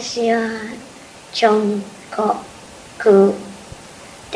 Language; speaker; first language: Japanese; non-native, learner; English